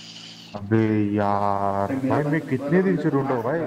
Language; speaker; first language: Hindi; native; Hindi